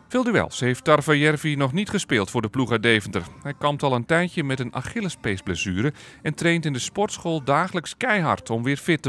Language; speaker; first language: Dutch; native; Dutch